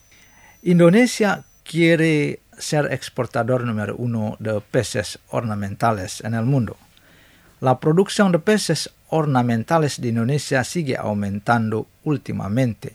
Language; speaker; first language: Spanish; non-native, fluent; Indonesian